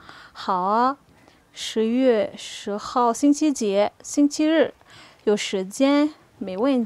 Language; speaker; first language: Chinese; non-native, learner; Malagasy